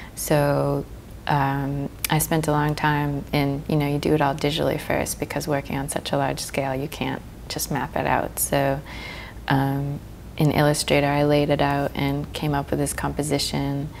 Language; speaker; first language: English; native; English